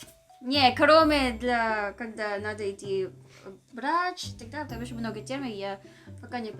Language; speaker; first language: Russian; non-native, learner; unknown